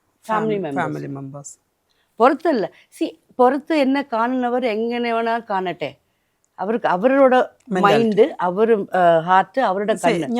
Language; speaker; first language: Malayalam; non-native, local second language; Tamil